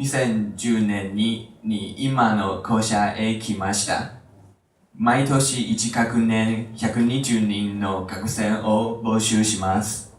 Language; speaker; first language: Japanese; non-native, learner; Chinese